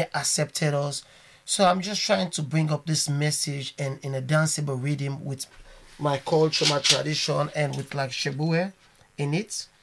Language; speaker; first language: English; non-native, local second language; Krio